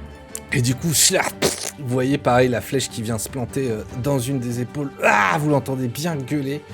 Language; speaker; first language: French; native; French